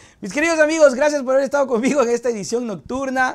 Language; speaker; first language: Spanish; native; Spanish